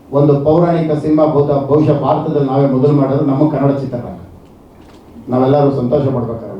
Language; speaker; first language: Kannada; non-native, local second language; Telugu